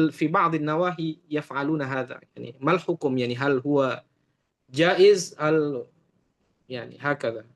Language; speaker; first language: Arabic; non-native, fluent; Indonesian